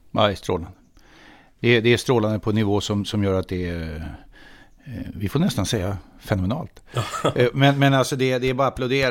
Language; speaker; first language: Swedish; native; Swedish